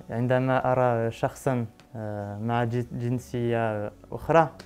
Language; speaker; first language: Arabic; non-native, learner; French